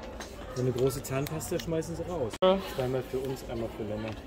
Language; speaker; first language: German; native; German